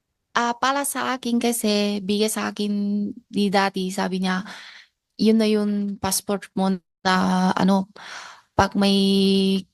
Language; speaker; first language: Filipino; non-native, learner; Chinese